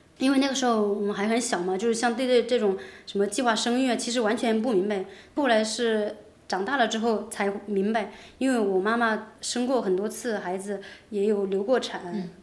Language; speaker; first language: Chinese; native; Chinese